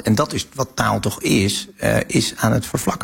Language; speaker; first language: Dutch; native; Dutch